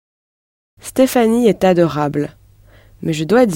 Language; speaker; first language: French; non-native, learner; English